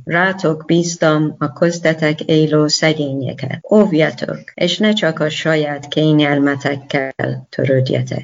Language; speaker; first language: Hungarian; non-native, learner; Persian